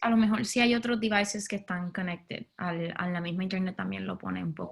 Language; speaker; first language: Spanish; early bilingual, heritage; Spanish